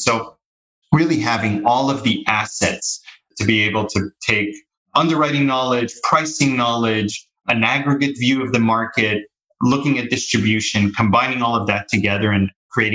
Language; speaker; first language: English; native; English